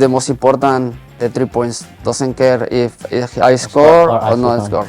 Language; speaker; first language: English; non-native, learner; Spanish